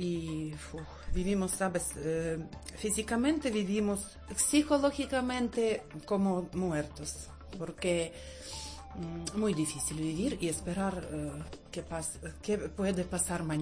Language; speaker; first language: Spanish; non-native, learner; Russian